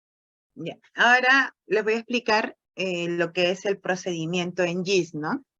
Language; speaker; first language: Spanish; native; Spanish